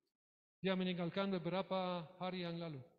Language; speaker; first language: Indonesian; non-native, learner; English